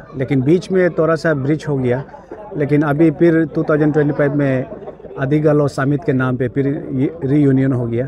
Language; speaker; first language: Hindi; non-native, local second language; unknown